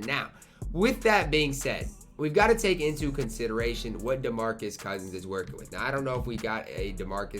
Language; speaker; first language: English; native; English